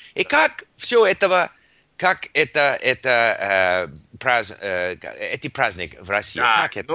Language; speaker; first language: Russian; non-native, learner; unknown